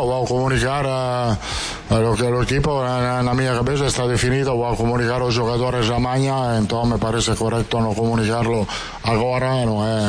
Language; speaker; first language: Portuguese; non-native, fluent; Italian